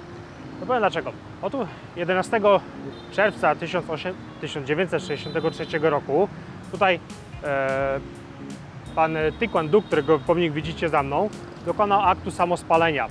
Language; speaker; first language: Polish; native; Polish